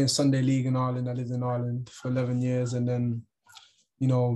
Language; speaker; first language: English; native; English